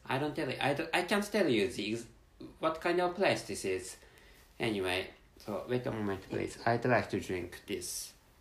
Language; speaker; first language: English; non-native, fluent; Japanese